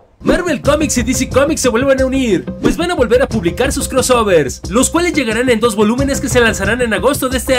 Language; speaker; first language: Spanish; native; Spanish